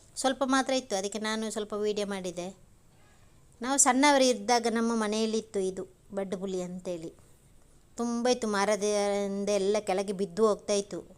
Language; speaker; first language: Kannada; non-native, local second language; Tulu